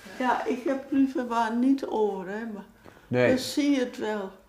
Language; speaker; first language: Dutch; non-native, learner; Portuguese